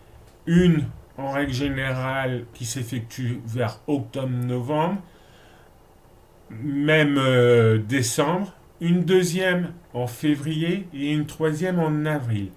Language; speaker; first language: French; native; French